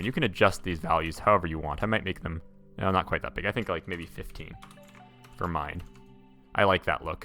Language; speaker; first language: English; native; English